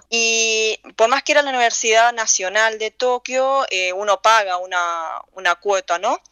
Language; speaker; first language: Spanish; native; Spanish